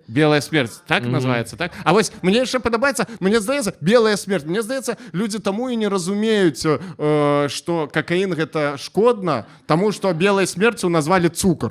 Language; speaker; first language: Belarusian; non-native, local second language; Russian